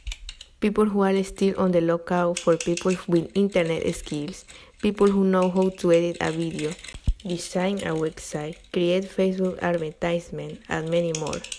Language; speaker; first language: English; non-native, learner; Spanish